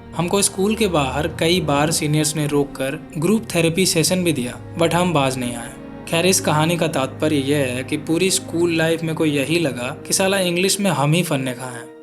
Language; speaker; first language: Hindi; non-native, local second language; Bhojpuri